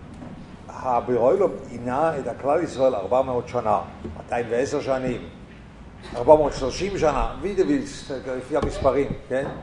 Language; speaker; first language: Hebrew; non-native, fluent; English